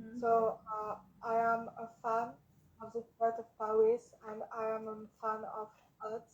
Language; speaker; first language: English; non-native, learner; French